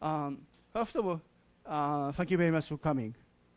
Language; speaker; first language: English; non-native, learner; Japanese